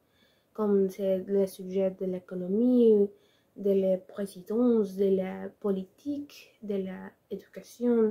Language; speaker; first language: French; non-native, learner; Spanish